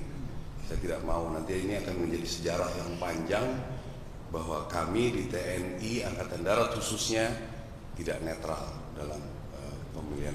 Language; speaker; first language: Indonesian; native; Indonesian